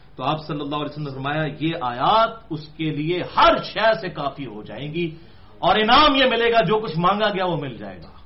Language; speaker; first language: Urdu; native; Urdu